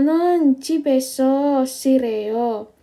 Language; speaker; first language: Korean; non-native, fluent; Indonesian